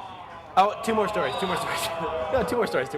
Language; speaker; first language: English; native; English